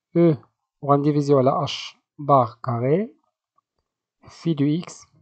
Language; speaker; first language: French; non-native, local second language; Arabic